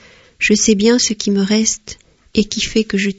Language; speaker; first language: French; native; French